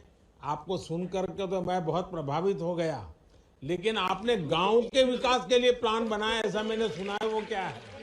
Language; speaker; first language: Hindi; non-native, local second language; Gujarati